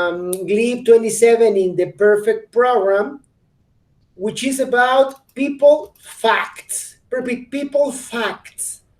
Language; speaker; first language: English; non-native, fluent; Spanish